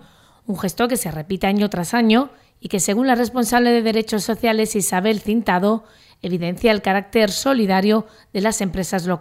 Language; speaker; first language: Spanish; native; Spanish